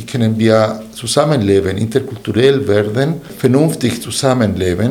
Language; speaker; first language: German; non-native, fluent; Spanish